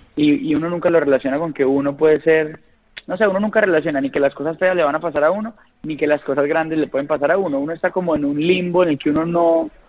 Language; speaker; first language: Spanish; native; Spanish